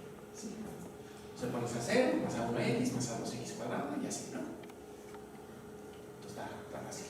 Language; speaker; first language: Spanish; native; Spanish